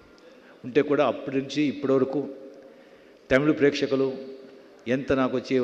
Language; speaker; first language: Telugu; non-native, fluent; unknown